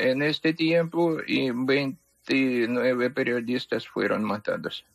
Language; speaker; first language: Spanish; non-native, fluent; Ukrainian